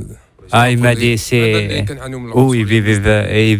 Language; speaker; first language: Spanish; non-native, learner; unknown